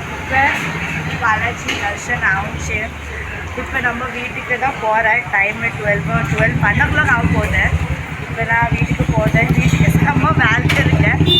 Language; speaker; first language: Tamil; non-native, learner; Marathi